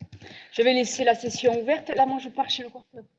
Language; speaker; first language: French; native; French